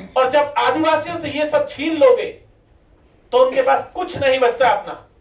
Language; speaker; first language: Hindi; non-native, local second language; Rajasthani